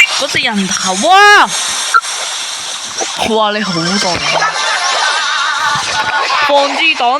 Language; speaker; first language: Chinese; early bilingual, heritage; Cantonese